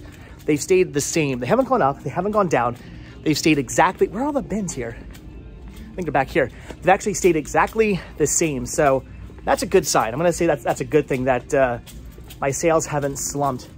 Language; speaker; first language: English; native; English